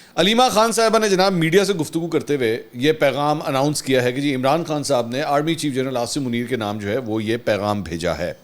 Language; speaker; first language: Urdu; native; Urdu